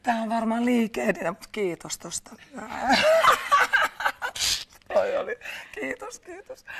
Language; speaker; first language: Finnish; native; Finnish